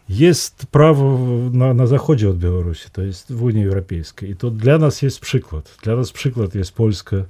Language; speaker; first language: Polish; non-native, fluent; Russian